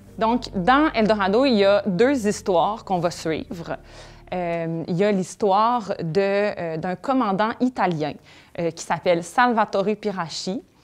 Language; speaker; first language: French; native; French